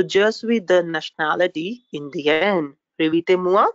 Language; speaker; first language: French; non-native, fluent; Hindi